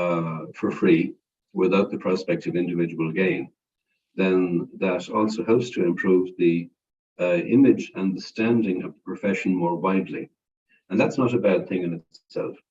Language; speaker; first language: English; non-native, fluent; Irish